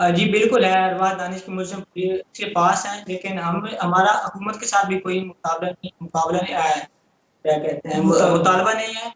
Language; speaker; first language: Urdu; non-native, local second language; Punjabi